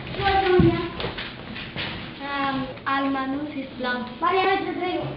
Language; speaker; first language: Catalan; non-native, learner; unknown